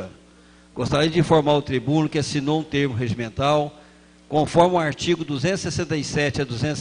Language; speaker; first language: Portuguese; native; Portuguese